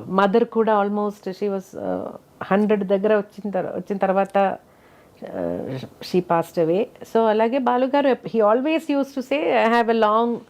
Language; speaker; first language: Telugu; non-native, fluent; Malayalam